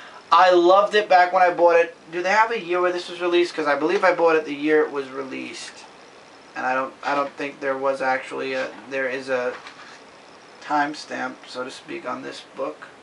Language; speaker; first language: English; native; English